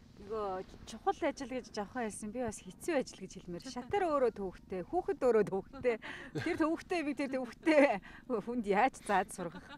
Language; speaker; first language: Mongolian; native; Mongolian